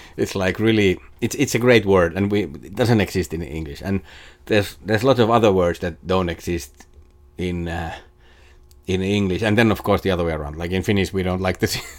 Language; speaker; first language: English; non-native, fluent; Finnish